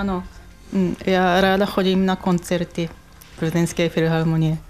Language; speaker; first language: Czech; non-native, fluent; Japanese